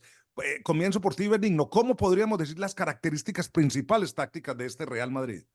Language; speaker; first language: Spanish; native; Spanish